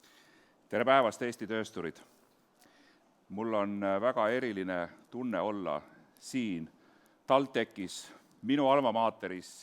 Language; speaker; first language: Estonian; native; Estonian